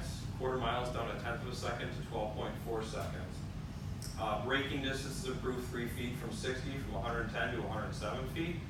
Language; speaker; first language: English; native; English